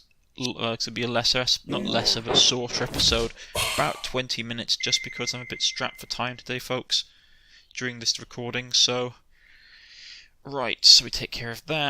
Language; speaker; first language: English; native; English